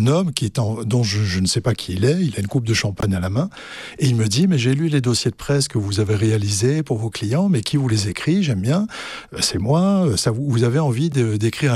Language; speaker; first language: French; native; French